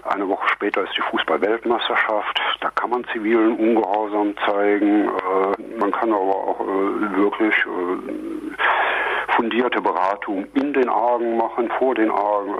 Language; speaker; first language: German; native; German